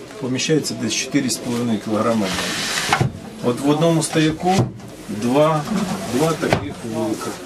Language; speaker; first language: Ukrainian; native; Ukrainian